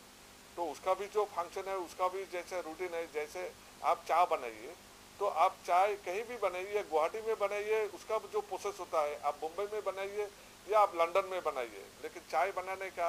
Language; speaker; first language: Hindi; non-native, local second language; Assamese